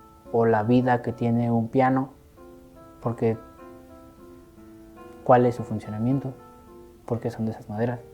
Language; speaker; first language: Spanish; native; Spanish